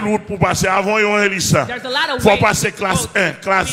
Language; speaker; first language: French; non-native, local second language; Haitian Creole